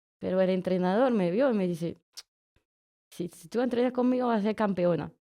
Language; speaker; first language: Spanish; non-native, fluent; French